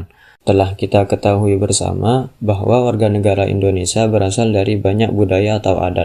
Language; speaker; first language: Indonesian; native; Indonesian